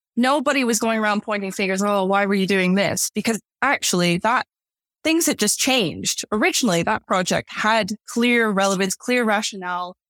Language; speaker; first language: English; native; English